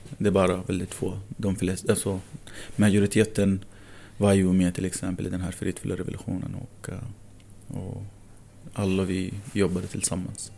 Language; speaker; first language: Swedish; non-native, fluent; Arabic